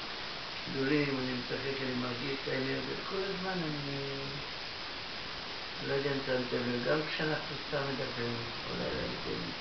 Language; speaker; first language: Hebrew; non-native, fluent; Russian